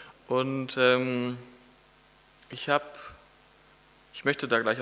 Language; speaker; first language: German; native; German